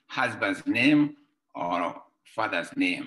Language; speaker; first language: English; non-native, local second language; Kikuyu